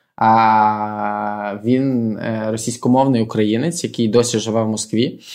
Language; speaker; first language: Ukrainian; non-native, local second language; Russian